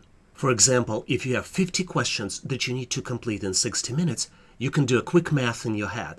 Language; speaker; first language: English; non-native, fluent; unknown